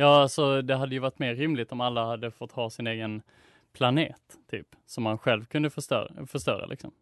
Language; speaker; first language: Swedish; native; Swedish